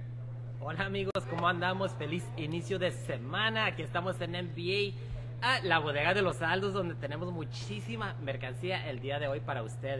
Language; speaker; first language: Spanish; early bilingual, heritage; Spanish